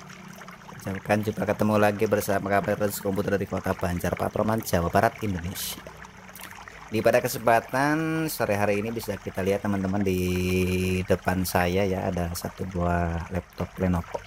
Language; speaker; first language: Indonesian; native; Indonesian